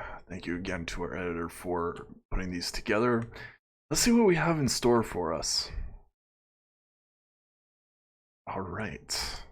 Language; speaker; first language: English; native; English